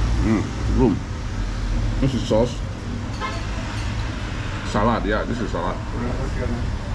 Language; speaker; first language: English; non-native, learner; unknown